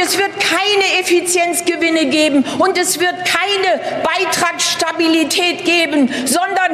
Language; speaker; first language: German; native; German